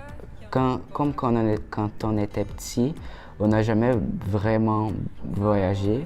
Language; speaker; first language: French; early bilingual, other home language; Portuguese